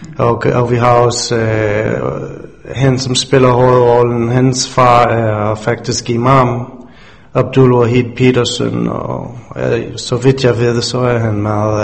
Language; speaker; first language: Danish; non-native, fluent; English